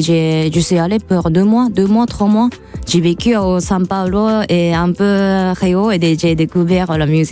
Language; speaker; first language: French; non-native, fluent; Japanese